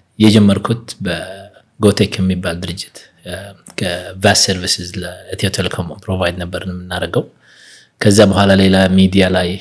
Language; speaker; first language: Amharic; early bilingual, heritage; Arabic